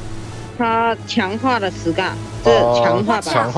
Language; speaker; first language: Chinese; native; Chinese